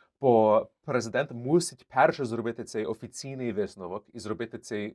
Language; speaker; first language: Ukrainian; early bilingual, heritage; Ukrainian